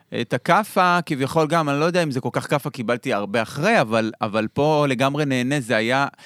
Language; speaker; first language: Hebrew; native; Hebrew